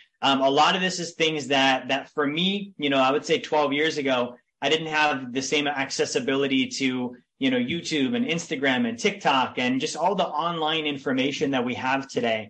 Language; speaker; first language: English; native; English